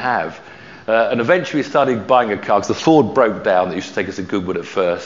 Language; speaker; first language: English; native; English